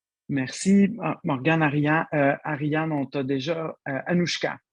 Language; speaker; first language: French; native; French